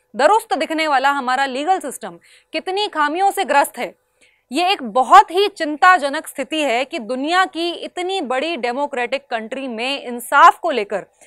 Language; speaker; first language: Hindi; native; Hindi